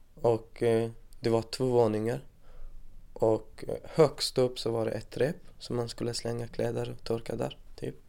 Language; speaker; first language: Swedish; non-native, fluent; Persian